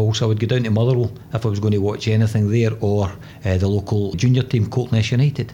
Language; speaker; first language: English; native; English